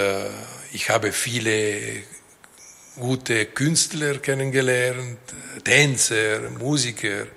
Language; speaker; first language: German; non-native, fluent; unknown